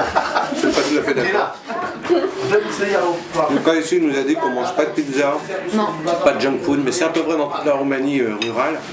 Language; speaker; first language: French; native; French